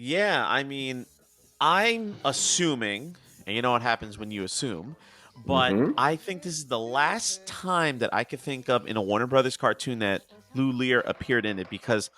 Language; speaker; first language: English; native; English